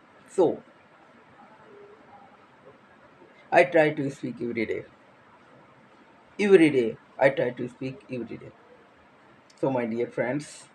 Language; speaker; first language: English; non-native, learner; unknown